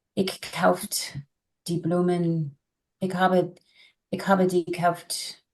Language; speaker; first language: German; non-native, learner; English